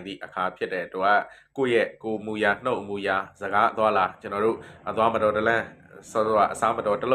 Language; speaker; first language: Burmese; native; Burmese